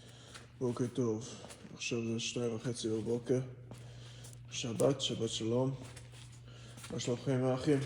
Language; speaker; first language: Hebrew; non-native, fluent; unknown